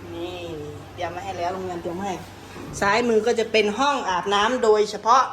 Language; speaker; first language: Thai; native; Thai